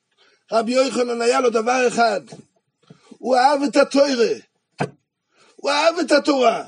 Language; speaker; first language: Hebrew; non-native, fluent; French